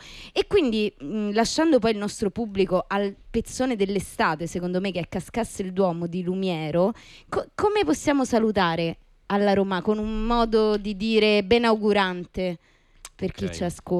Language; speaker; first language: Italian; native; Italian